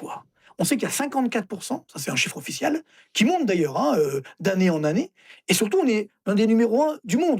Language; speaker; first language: French; native; French